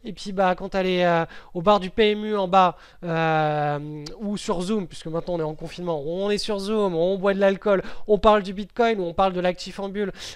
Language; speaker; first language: French; native; French